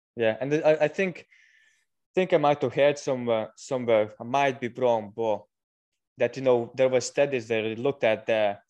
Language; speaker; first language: English; non-native, fluent; Lithuanian